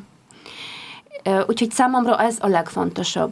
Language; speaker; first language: Hungarian; non-native, fluent; Polish